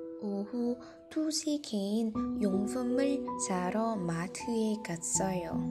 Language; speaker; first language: Korean; non-native, learner; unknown